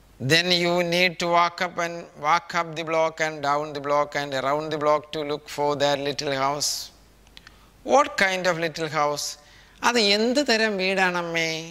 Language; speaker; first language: English; non-native, local second language; Malayalam